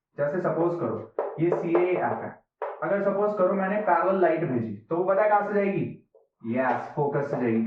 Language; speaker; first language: Hindi; native; Hindi